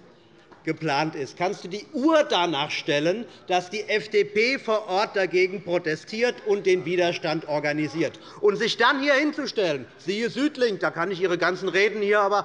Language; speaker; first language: German; native; German